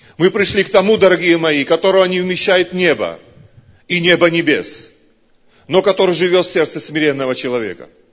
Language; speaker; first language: Russian; non-native, local second language; Georgian